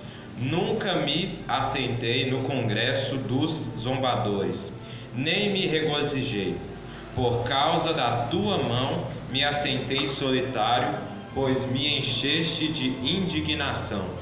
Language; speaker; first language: Portuguese; native; Portuguese